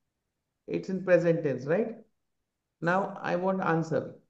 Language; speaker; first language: English; non-native, local second language; Marathi